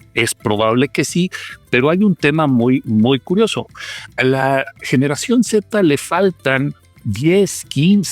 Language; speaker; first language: Spanish; native; Spanish